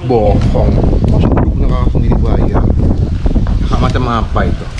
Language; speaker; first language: Indonesian; native; Indonesian